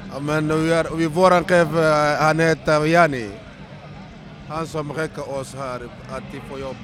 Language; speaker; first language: Swedish; non-native, learner; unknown